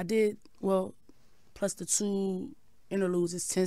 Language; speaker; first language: English; native; English